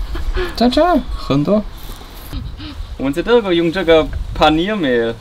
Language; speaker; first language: Chinese; non-native, fluent; German